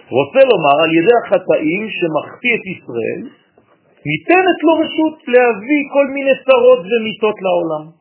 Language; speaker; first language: Hebrew; non-native, fluent; French